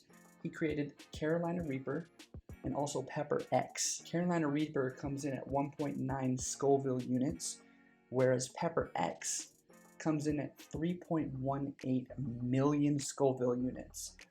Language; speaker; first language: English; native; English